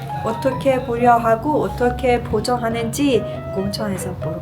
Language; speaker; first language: Korean; non-native, learner; Persian